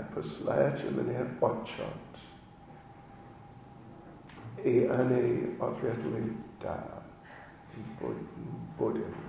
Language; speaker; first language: Russian; non-native, learner; English